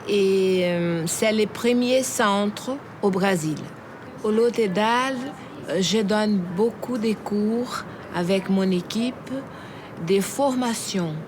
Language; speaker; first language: French; non-native, fluent; Portuguese